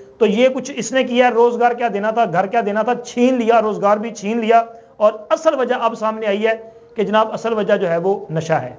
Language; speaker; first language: Urdu; non-native, local second language; Punjabi